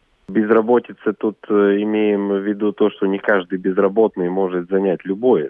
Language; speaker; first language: Russian; native; Russian